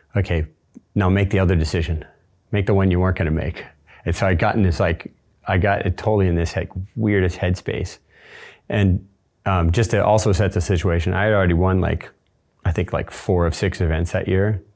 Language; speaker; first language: English; native; English